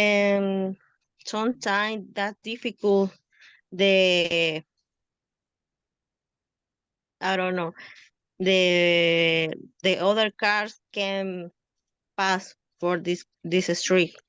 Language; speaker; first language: English; non-native, learner; Spanish